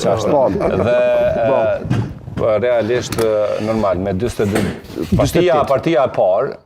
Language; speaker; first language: Albanian; native; Albanian